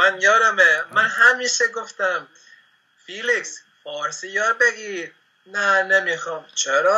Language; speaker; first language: Persian; non-native, fluent; Spanish